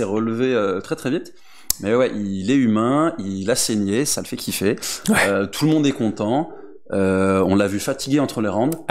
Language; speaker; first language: French; native; French